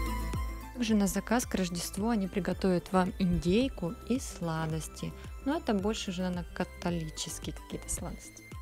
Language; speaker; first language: Russian; native; Russian